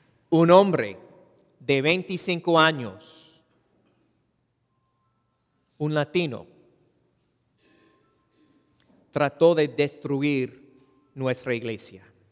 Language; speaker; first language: Spanish; non-native, fluent; English